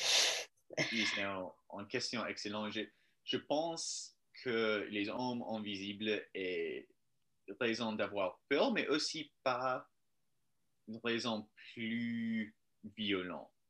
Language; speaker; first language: French; non-native, learner; English